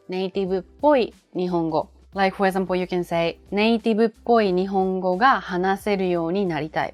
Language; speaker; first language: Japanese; native; Japanese